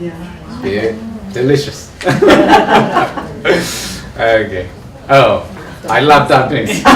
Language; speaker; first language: English; non-native, learner; Chinese